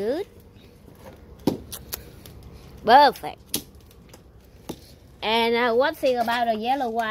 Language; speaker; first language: English; non-native, learner; Vietnamese